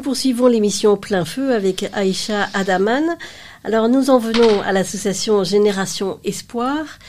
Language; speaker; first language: French; native; French